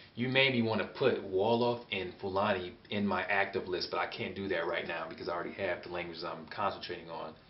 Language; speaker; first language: English; native; English